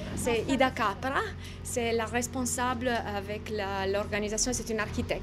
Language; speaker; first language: French; non-native, fluent; Italian